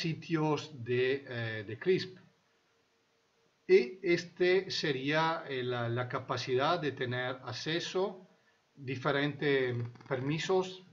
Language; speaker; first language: Spanish; non-native, fluent; Italian